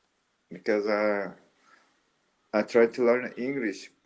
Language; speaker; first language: English; non-native, learner; Portuguese